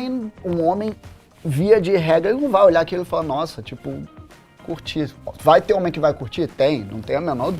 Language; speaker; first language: Portuguese; native; Portuguese